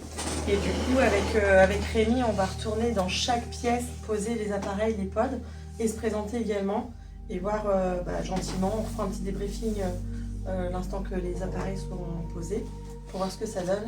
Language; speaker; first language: French; native; French